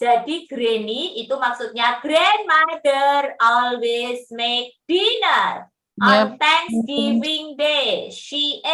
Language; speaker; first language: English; non-native, fluent; Indonesian